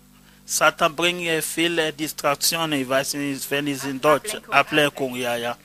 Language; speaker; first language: German; non-native, learner; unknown